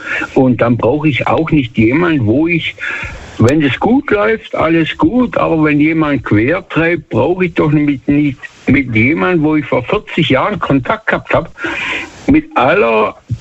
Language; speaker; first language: German; native; German